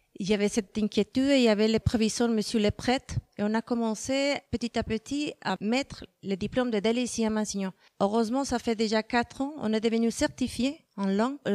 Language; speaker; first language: French; non-native, fluent; Spanish